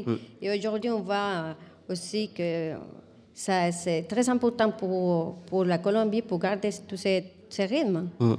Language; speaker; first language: French; non-native, fluent; Spanish